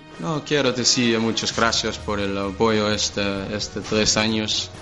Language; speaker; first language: Spanish; non-native, learner; Danish